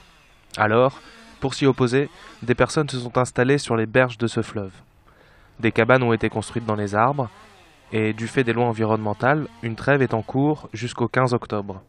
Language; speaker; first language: French; native; French